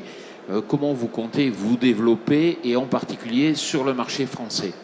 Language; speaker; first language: French; native; French